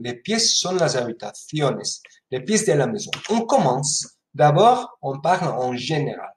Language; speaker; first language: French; non-native, fluent; Spanish